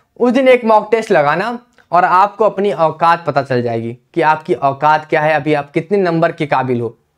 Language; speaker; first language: Hindi; native; Hindi